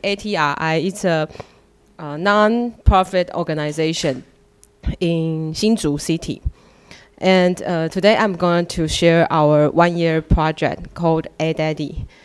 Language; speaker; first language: English; non-native, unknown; Chinese